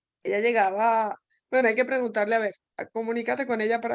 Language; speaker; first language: Spanish; native; Spanish